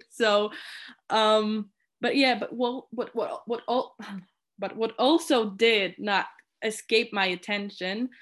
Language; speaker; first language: English; non-native, fluent; Polish